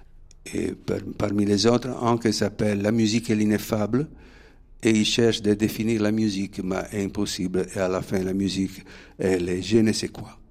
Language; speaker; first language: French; non-native, learner; Italian